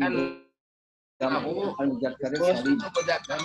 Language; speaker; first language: Arabic; non-native, learner; Indonesian